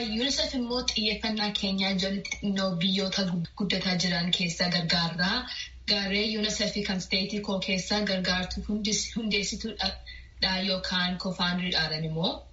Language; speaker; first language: Oromo; early bilingual, heritage; Oromo